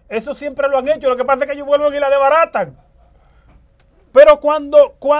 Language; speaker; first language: Spanish; native; Spanish